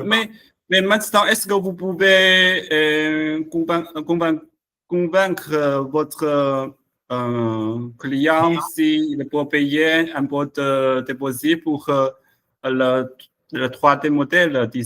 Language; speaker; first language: French; non-native, learner; Chinese